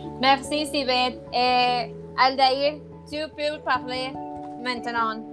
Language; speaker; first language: French; non-native, learner; Spanish